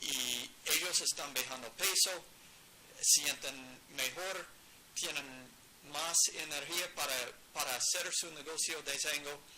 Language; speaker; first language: Spanish; non-native, learner; English